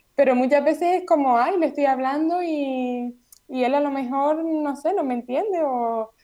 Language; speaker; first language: Spanish; native; Spanish